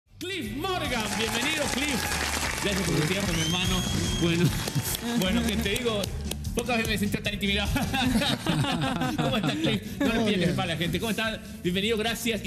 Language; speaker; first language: Spanish; native; Spanish